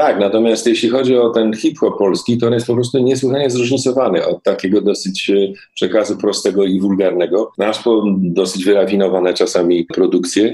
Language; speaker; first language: Polish; native; Polish